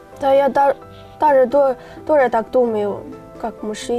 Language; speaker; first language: Russian; non-native, fluent; Chinese